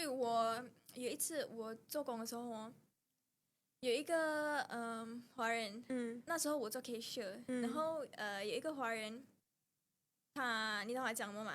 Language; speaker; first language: Chinese; non-native, local second language; Malay